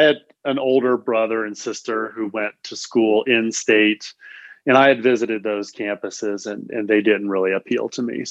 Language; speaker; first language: English; native; English